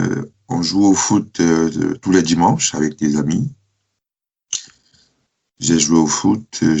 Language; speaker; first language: French; non-native, fluent; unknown